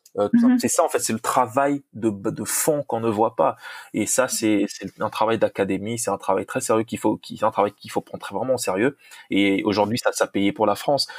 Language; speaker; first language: French; non-native, local second language; Lingala